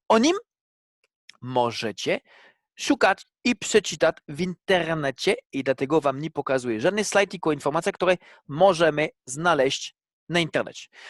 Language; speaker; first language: Polish; non-native, fluent; French